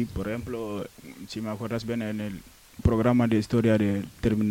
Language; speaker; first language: Spanish; non-native, learner; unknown